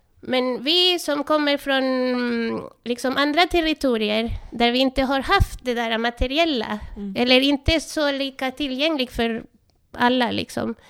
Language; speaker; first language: Swedish; non-native, fluent; Spanish